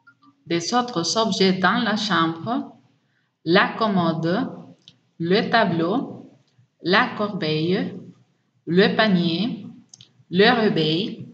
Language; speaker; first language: French; non-native, fluent; Spanish